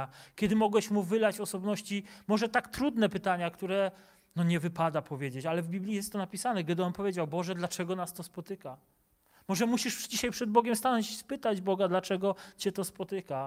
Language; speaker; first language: Polish; native; Polish